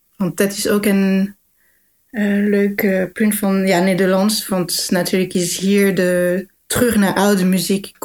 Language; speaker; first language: Dutch; non-native, fluent; French